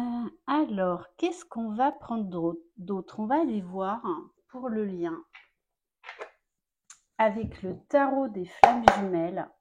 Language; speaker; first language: French; native; French